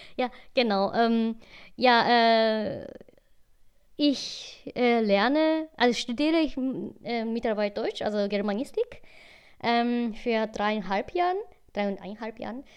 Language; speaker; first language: German; non-native, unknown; Japanese